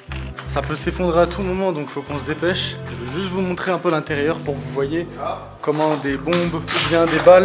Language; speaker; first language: French; native; French